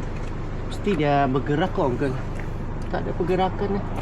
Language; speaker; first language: Malay; native; Malay